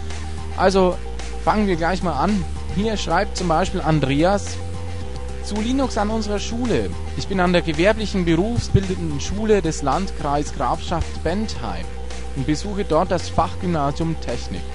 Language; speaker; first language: German; native; German